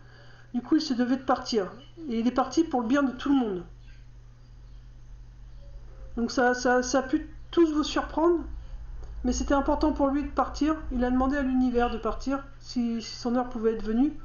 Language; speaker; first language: French; native; French